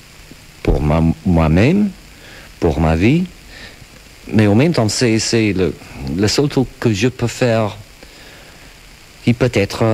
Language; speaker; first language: French; non-native, fluent; English